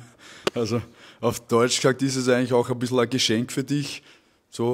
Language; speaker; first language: German; native; German